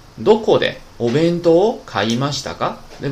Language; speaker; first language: Japanese; non-native, fluent; Chinese